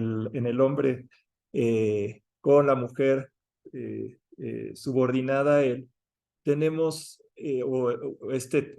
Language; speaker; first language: Spanish; native; Spanish